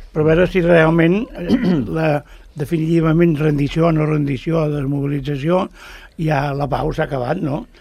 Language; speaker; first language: Catalan; native; Catalan